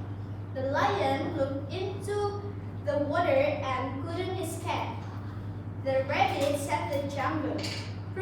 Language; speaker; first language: English; non-native, learner; Indonesian